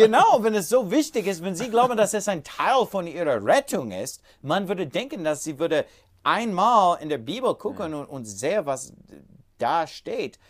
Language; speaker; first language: German; non-native, fluent; English